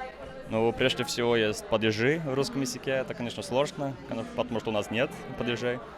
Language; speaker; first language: Russian; non-native, fluent; Norwegian